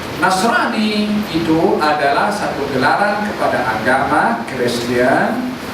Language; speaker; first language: Malay; native; Malay